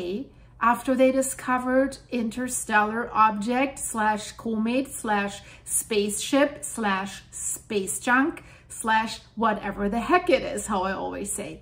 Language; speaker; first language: English; non-native, fluent; German